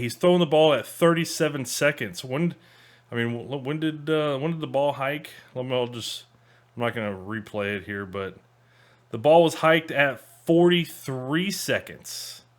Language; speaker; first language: English; native; English